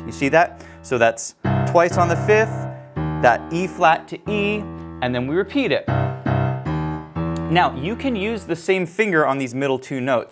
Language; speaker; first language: English; native; English